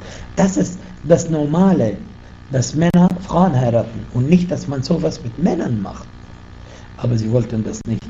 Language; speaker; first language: German; non-native, fluent; Arabic